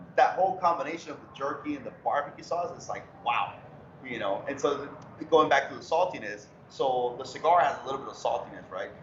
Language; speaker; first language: English; early bilingual, other home language; Spanish